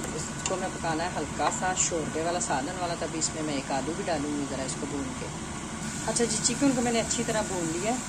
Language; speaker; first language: Urdu; native; Urdu